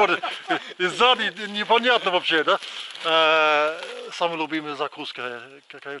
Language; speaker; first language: Russian; non-native, fluent; English